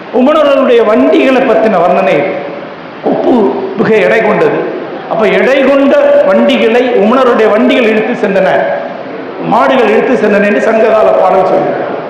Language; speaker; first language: Tamil; non-native, local second language; Malayalam